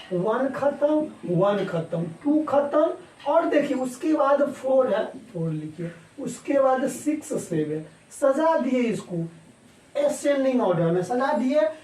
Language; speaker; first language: Hindi; native; Hindi